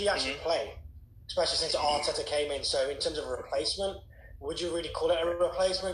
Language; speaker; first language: English; native; English